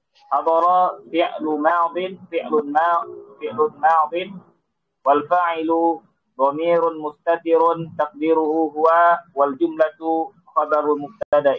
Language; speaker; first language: Arabic; non-native, learner; Indonesian